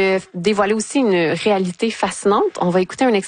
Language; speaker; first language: French; native; French